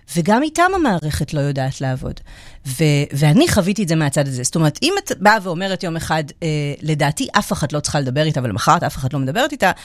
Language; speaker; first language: Hebrew; native; Hebrew